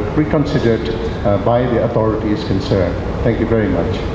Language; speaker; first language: English; non-native, fluent; Burmese